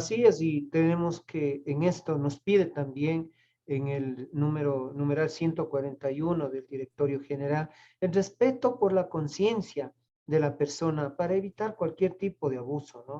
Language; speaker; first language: Spanish; native; Spanish